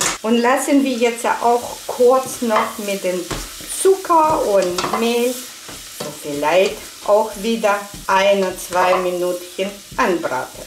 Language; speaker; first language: German; non-native, fluent; Russian